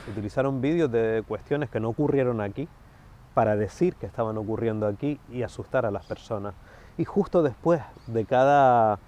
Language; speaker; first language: Spanish; native; Spanish